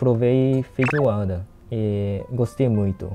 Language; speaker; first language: Portuguese; non-native, learner; Japanese